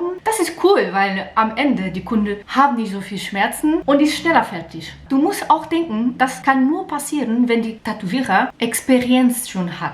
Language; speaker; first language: German; non-native, learner; Portuguese